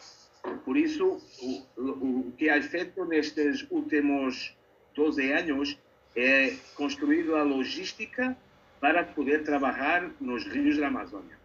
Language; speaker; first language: Spanish; non-native, learner; Portuguese